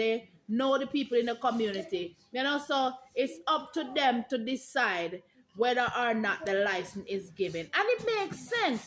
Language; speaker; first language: English; non-native, local second language; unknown